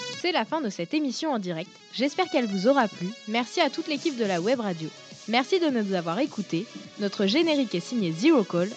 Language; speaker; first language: French; native; French